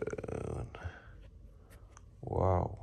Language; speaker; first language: Dutch; native; Dutch